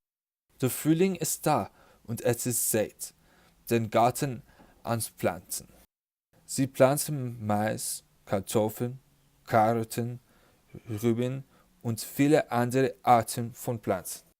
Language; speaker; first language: German; non-native, learner; English